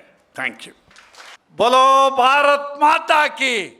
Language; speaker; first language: Hindi; non-native, local second language; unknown